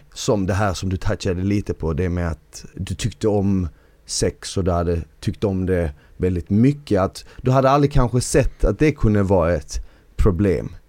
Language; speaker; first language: Swedish; early bilingual, other home language; Bosnian